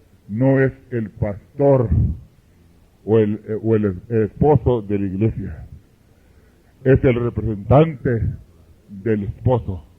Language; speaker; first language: Spanish; early bilingual, heritage; Spanish